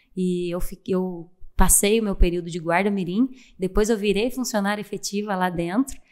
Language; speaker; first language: Portuguese; native; Portuguese